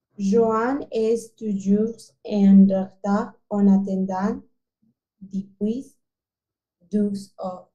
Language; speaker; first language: French; non-native, learner; Spanish